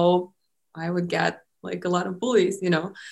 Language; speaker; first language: English; non-native, fluent; Russian